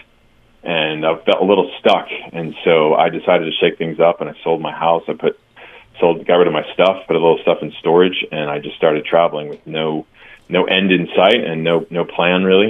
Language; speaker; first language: English; native; English